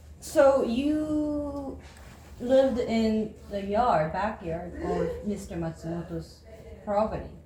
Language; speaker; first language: English; non-native, fluent; Japanese